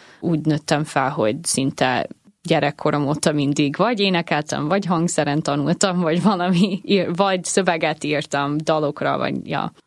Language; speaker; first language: Hungarian; non-native, fluent; English